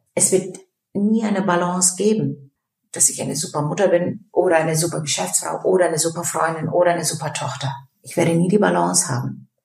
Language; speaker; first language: German; early bilingual, other home language; Turkish